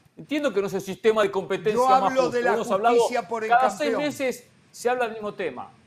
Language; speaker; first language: Spanish; native; Spanish